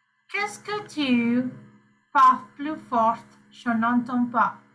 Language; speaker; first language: French; non-native, fluent; Sinhala